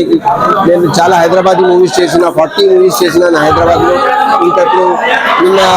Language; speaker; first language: Telugu; non-native, local second language; Urdu